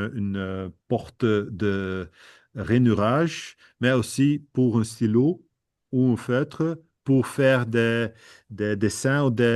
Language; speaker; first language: French; non-native, fluent; Dutch